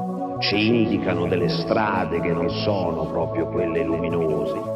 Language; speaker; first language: Italian; native; Italian